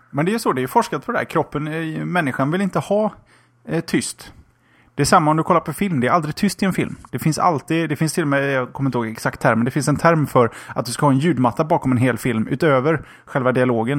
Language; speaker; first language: Swedish; native; Swedish